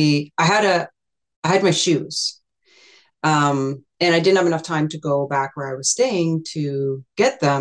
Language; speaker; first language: English; native; English